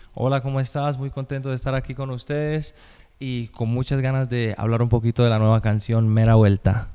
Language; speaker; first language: Spanish; native; Spanish